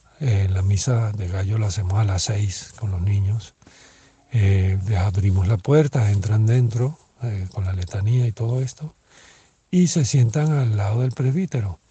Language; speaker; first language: Spanish; native; Spanish